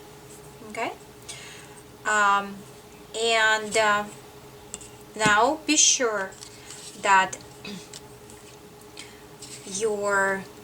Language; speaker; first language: English; non-native, fluent; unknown